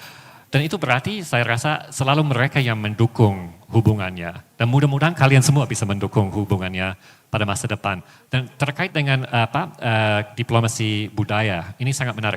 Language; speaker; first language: Indonesian; non-native, fluent; English